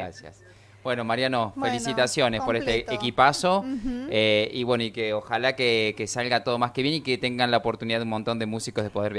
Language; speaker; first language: Spanish; native; Spanish